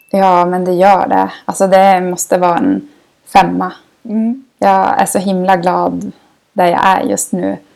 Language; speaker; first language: Swedish; native; Swedish